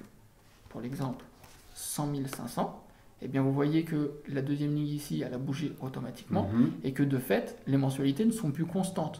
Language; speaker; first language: French; native; French